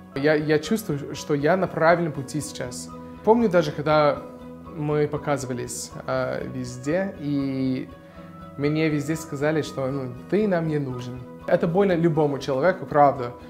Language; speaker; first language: Russian; non-native, fluent; English